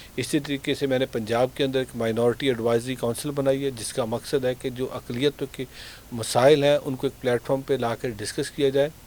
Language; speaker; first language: Urdu; non-native, local second language; Punjabi